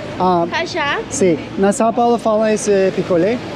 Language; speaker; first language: Portuguese; non-native, learner; Turkish